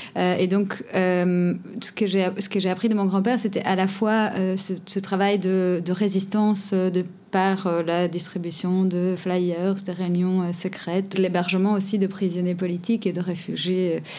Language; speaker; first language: French; non-native, fluent; Portuguese